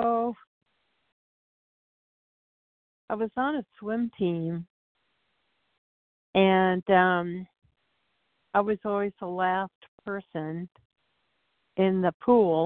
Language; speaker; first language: English; native; English